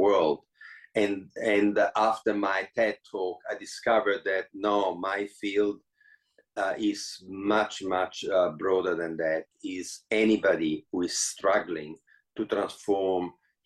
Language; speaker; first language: English; non-native, fluent; Italian